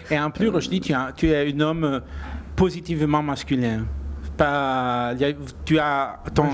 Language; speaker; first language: French; non-native, fluent; Italian